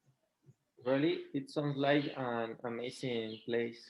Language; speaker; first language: English; non-native, learner; Spanish